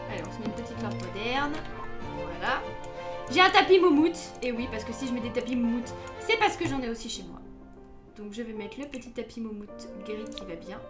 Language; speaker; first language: French; native; French